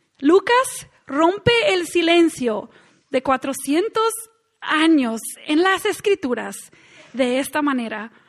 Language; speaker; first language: Spanish; non-native, fluent; English